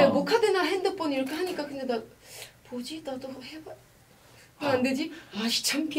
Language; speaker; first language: Korean; non-native, fluent; Arabic